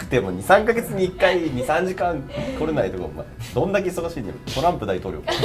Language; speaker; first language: Japanese; native; Japanese